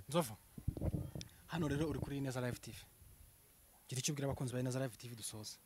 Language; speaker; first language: Kinyarwanda; native; Kinyarwanda